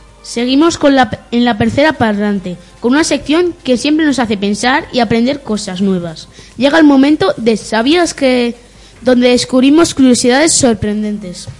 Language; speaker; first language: Spanish; native; Spanish